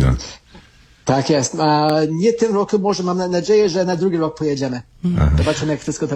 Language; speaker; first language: Polish; early bilingual, heritage; Polish